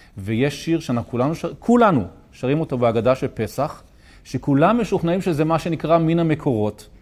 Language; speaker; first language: Hebrew; native; Hebrew